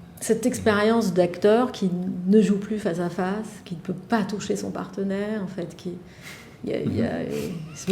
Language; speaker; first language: French; native; French